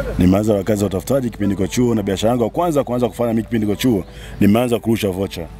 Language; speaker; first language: Swahili; non-native, local second language; Sukuma